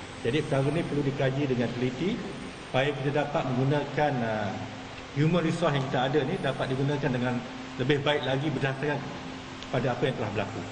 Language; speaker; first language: Malay; native; Malay